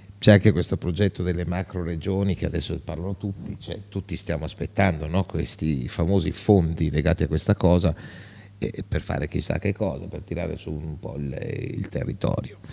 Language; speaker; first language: Italian; native; Italian